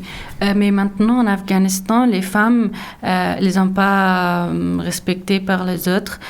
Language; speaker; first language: French; non-native, learner; Persian